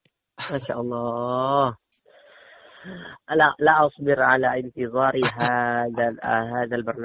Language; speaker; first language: Arabic; non-native, learner; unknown